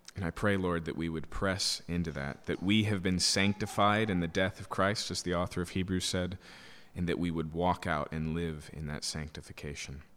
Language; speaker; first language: English; native; English